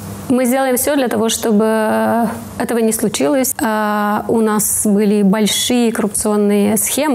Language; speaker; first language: Russian; non-native, local second language; Romanian